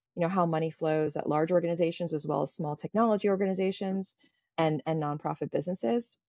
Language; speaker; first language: English; early bilingual, other home language; Croatian